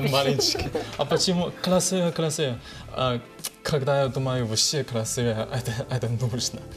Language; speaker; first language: Russian; non-native, learner; Chinese